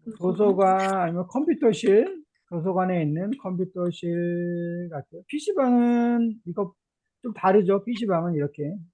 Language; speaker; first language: Korean; native; Korean